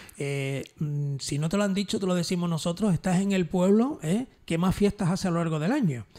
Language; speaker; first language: Spanish; native; Spanish